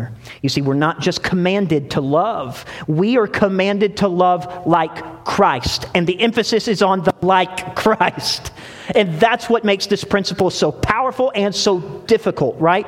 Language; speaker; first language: English; native; English